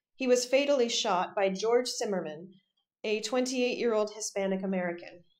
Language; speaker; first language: English; native; English